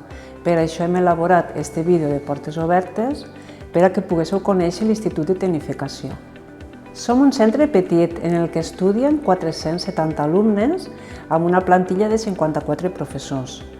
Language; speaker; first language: Catalan; native; Catalan